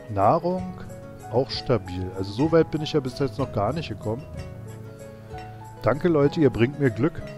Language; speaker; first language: German; native; German